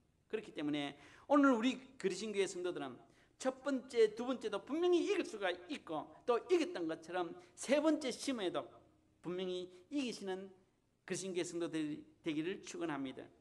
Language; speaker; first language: Korean; native; Korean